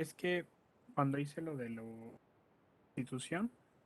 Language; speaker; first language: Spanish; native; Spanish